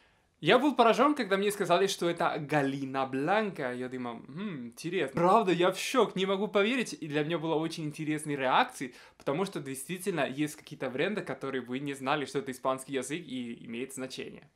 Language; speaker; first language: Russian; non-native, fluent; Spanish